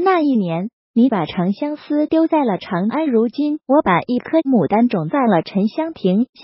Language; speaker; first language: Chinese; native; Chinese